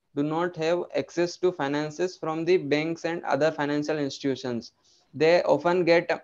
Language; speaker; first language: English; non-native, local second language; Hindi